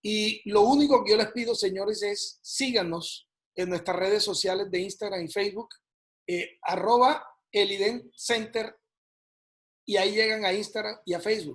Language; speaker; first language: Spanish; native; Spanish